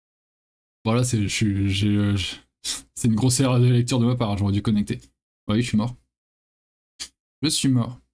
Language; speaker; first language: French; native; French